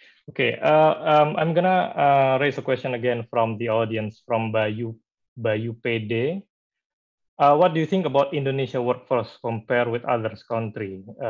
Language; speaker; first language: English; non-native, fluent; Indonesian